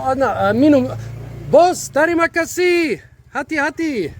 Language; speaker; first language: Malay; non-native, learner; German